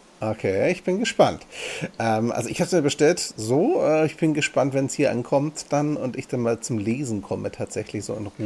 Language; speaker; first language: German; native; German